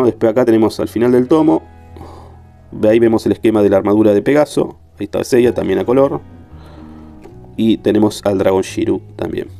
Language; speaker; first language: Spanish; native; Spanish